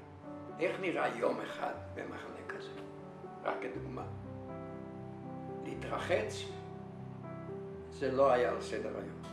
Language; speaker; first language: Hebrew; non-native, fluent; Yiddish